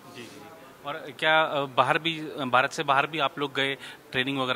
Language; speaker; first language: Hindi; native; Hindi